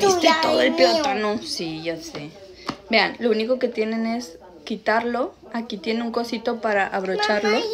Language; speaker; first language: Spanish; native; Spanish